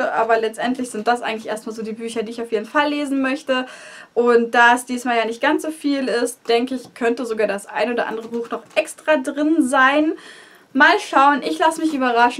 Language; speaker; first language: German; native; German